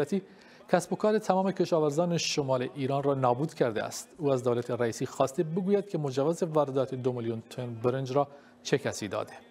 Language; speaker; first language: Persian; non-native, local second language; Kurdish